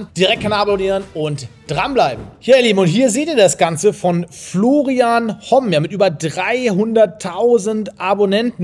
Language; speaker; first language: German; native; German